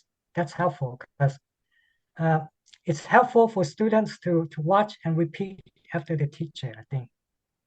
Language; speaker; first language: English; non-native, learner; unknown